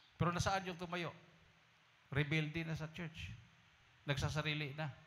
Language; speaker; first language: Filipino; non-native, local second language; Cebuano